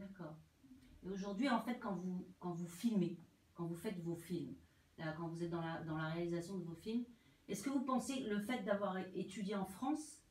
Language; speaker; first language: French; native; French